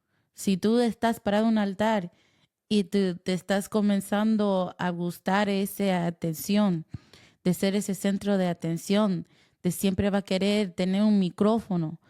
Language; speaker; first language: Spanish; early bilingual, heritage; Spanish